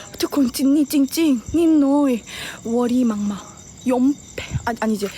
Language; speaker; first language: Thai; non-native, learner; Korean